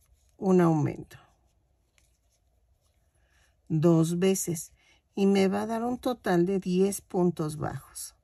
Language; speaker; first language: Spanish; native; Spanish